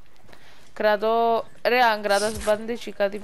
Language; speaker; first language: Greek; native; Greek